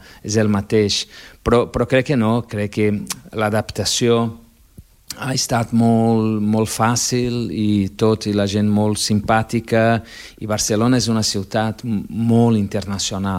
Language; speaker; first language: Catalan; non-native, fluent; Portuguese